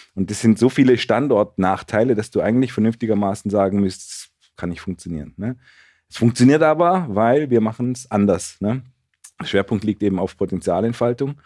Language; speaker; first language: German; native; German